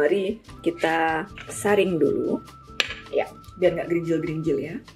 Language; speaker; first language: Indonesian; native; Indonesian